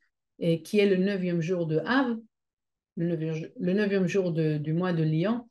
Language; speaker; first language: French; non-native, fluent; Hebrew